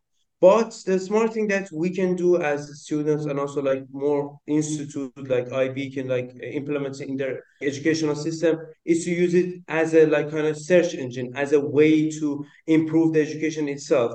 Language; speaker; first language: English; non-native, local second language; Persian